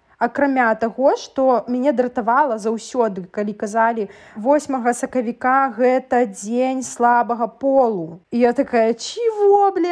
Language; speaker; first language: Belarusian; non-native, local second language; Russian